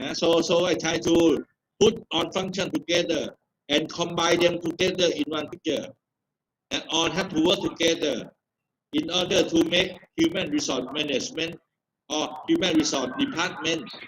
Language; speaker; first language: English; non-native, fluent; Thai